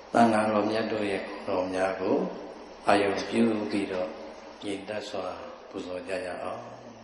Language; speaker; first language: Burmese; native; Burmese